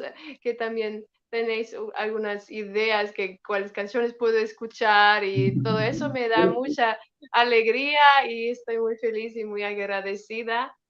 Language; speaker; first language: Spanish; non-native, learner; German